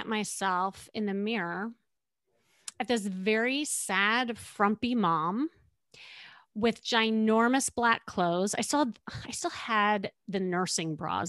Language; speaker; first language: English; native; English